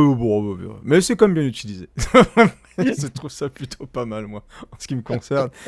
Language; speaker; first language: French; native; French